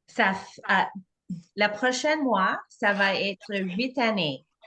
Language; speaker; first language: French; non-native, learner; English